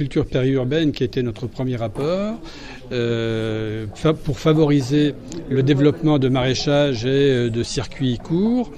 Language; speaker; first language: French; native; French